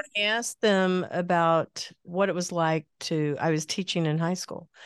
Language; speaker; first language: English; native; English